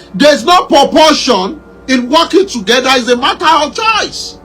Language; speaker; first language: English; non-native, local second language; Yoruba